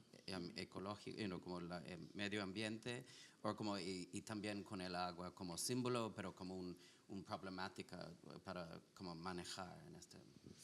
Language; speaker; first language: Spanish; non-native, learner; English